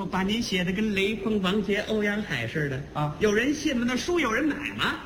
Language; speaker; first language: Chinese; native; Chinese